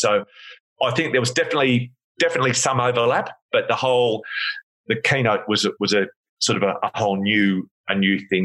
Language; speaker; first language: English; native; English